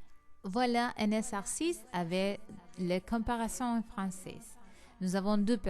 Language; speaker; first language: French; non-native, learner; Spanish